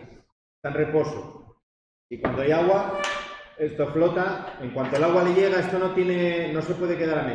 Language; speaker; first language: Spanish; native; Spanish